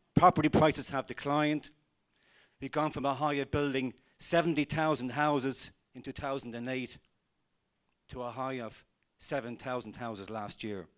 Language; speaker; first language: English; native; English